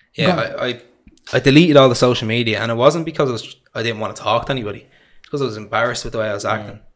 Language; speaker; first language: English; native; English